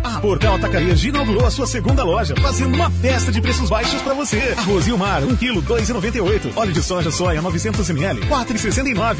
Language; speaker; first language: Portuguese; native; Portuguese